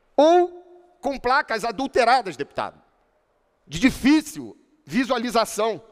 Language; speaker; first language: Portuguese; native; Portuguese